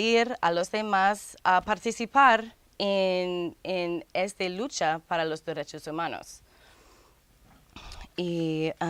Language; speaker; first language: Spanish; non-native, fluent; English